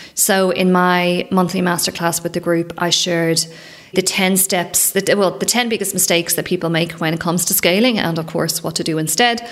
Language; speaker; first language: English; native; English